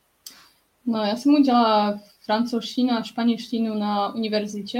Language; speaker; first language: Czech; non-native, learner; Polish